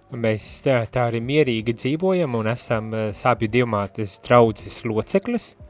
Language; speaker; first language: Latvian; native; Latvian